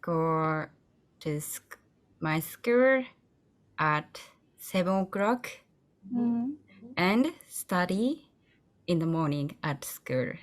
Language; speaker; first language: English; non-native, learner; Japanese